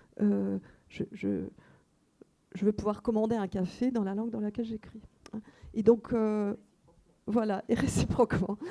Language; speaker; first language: French; non-native, fluent; Russian